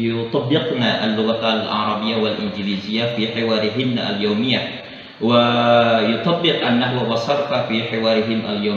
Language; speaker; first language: Arabic; non-native, fluent; Indonesian